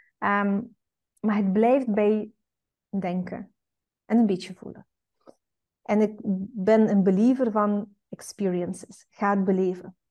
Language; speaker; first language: Dutch; non-native, fluent; Russian